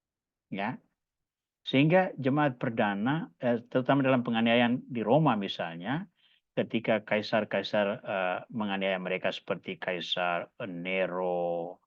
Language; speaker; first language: Indonesian; native; Indonesian